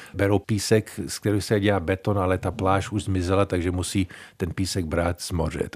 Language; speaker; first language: Czech; early bilingual, heritage; Czech